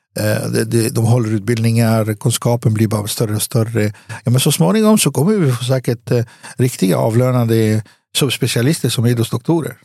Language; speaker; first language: Swedish; early bilingual, other home language; Arabic